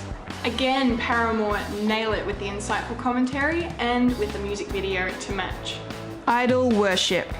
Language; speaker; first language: English; native; English